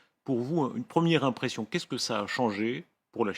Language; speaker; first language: French; native; French